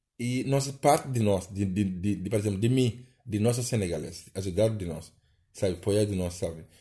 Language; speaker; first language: Portuguese; non-native, learner; Wolof